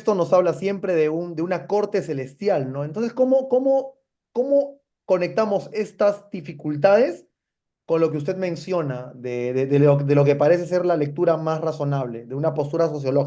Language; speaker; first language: Spanish; native; Spanish